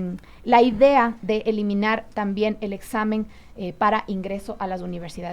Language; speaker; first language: Spanish; native; Spanish